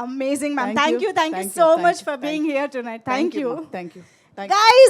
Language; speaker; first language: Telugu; native; Telugu